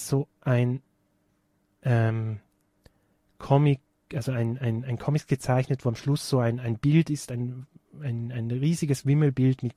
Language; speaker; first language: German; native; German